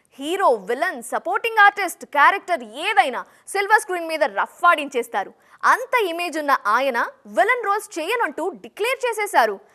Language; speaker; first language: Telugu; native; Telugu